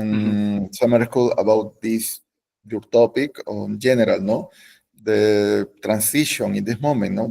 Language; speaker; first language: English; non-native, learner; Spanish